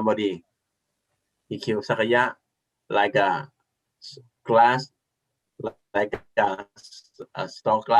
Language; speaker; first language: English; non-native, learner; Thai